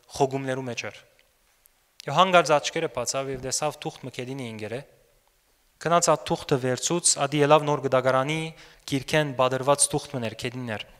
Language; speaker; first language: Armenian; early bilingual, heritage; Armenian